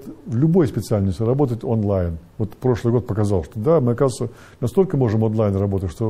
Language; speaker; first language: Russian; native; Russian